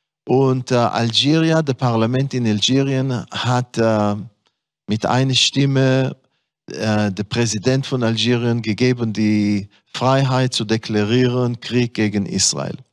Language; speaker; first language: German; non-native, fluent; Hebrew